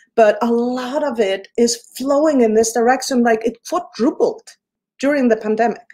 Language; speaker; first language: English; non-native, fluent; Icelandic